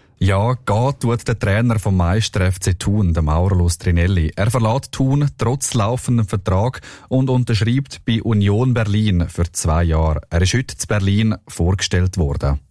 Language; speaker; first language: German; native; German